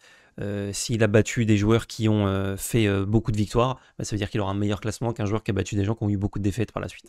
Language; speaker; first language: French; native; French